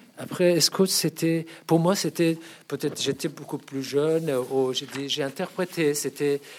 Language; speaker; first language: French; non-native, fluent; Persian